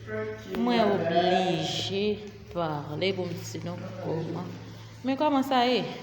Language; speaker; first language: French; non-native, learner; Haitian Creole